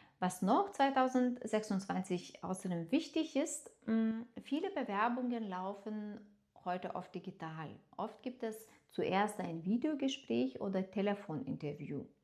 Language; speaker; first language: German; non-native, fluent; Lithuanian